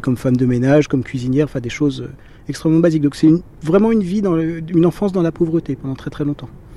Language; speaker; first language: French; native; French